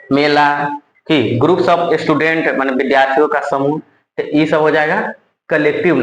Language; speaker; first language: Hindi; non-native, local second language; Bhojpuri